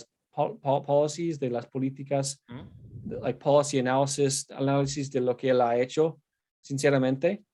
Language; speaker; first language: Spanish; non-native, fluent; English